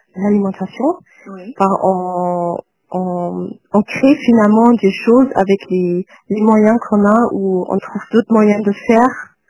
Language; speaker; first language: French; non-native, fluent; German